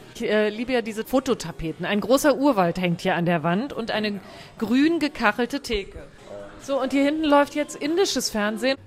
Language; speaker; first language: German; native; German